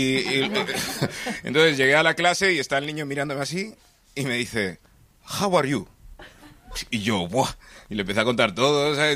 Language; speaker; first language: Spanish; early bilingual, other home language; English